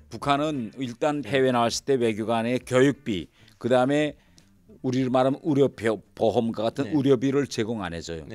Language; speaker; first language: Korean; native; Korean